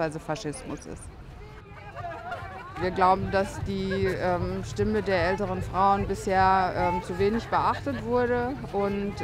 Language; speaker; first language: German; native; German